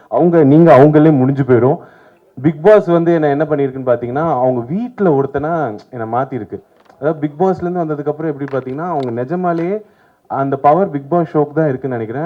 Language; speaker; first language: Tamil; native; Tamil